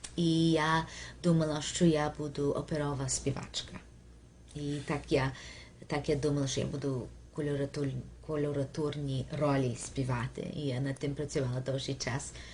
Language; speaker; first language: Ukrainian; early bilingual, heritage; Ukrainian